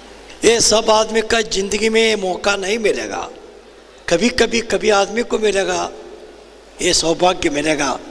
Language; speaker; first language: Hindi; non-native, local second language; Kannada